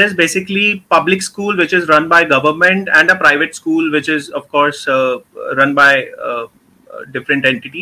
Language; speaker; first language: English; non-native, local second language; Hindi